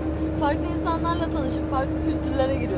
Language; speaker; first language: Turkish; native; Turkish